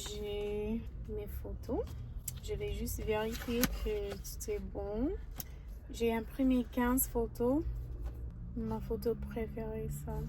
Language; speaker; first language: French; non-native, fluent; English